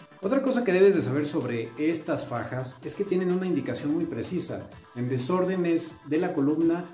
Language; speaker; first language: Spanish; native; Spanish